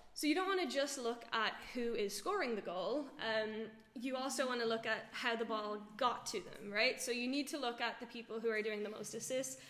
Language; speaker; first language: English; native; English